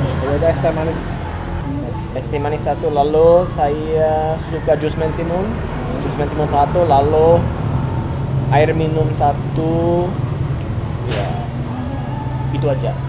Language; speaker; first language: Indonesian; non-native, learner; English